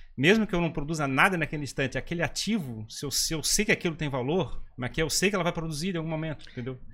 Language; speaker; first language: Portuguese; native; Portuguese